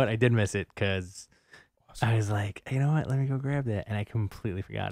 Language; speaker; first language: English; native; English